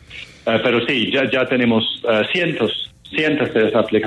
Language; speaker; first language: Spanish; non-native, fluent; English